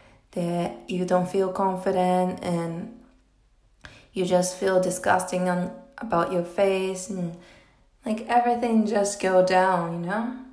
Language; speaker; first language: English; non-native, fluent; Japanese